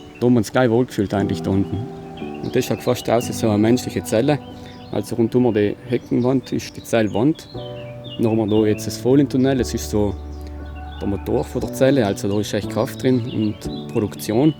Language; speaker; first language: German; native; German